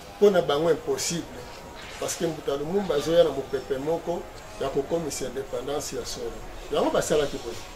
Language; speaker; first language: Lingala; native; Lingala